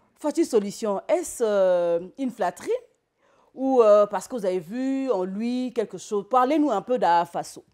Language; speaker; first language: French; non-native, local second language; Lingala